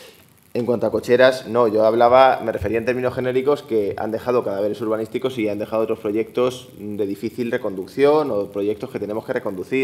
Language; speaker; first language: Spanish; native; Spanish